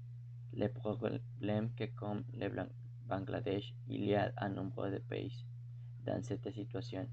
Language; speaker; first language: French; non-native, learner; Spanish